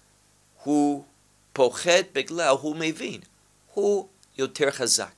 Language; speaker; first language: Hebrew; non-native, fluent; English